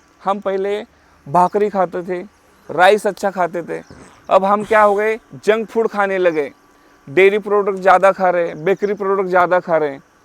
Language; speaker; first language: Hindi; non-native, local second language; Marathi